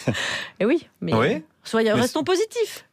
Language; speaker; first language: French; native; French